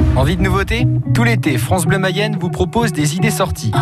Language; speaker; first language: French; non-native, fluent; English